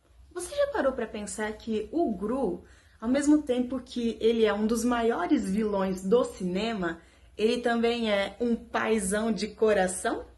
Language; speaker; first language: Portuguese; native; Portuguese